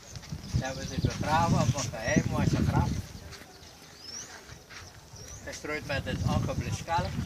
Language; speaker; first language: Dutch; non-native, local second language; Javanese